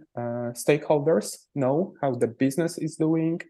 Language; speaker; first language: English; non-native, fluent; Polish